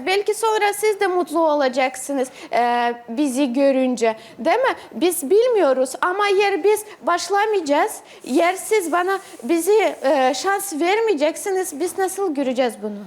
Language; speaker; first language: Turkish; non-native, learner; Russian